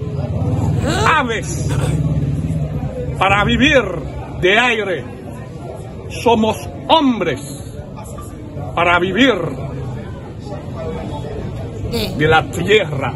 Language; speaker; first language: Spanish; non-native, learner; Haitian Creole